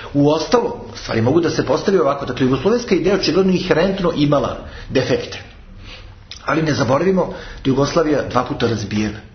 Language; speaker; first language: Serbian; native; Serbian